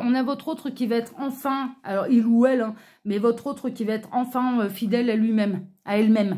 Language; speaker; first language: French; native; French